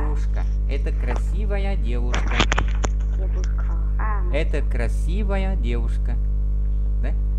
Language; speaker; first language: Russian; non-native, fluent; Vietnamese